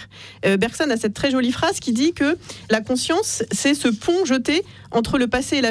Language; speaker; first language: French; native; French